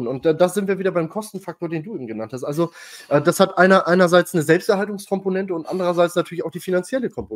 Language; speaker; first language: German; native; German